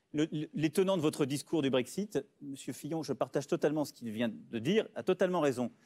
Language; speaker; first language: French; native; French